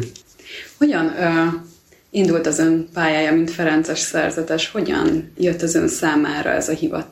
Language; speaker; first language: Hungarian; native; Hungarian